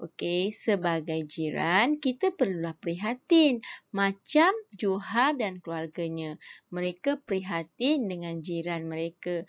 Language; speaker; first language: Malay; native; Malay